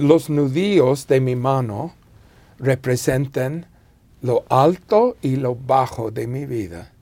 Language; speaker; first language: Spanish; non-native, fluent; English